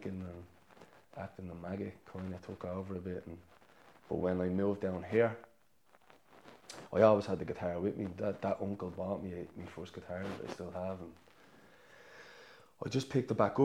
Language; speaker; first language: English; native; English